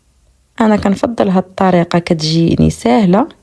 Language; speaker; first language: Arabic; native; Arabic